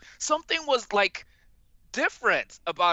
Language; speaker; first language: English; non-native, local second language; Yoruba